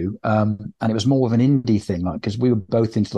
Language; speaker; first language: English; native; English